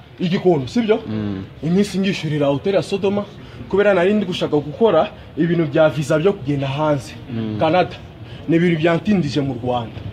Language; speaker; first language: Kinyarwanda; non-native, fluent; Swahili